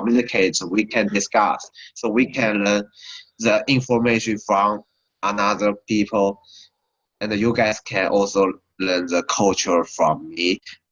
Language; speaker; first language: English; non-native, learner; Chinese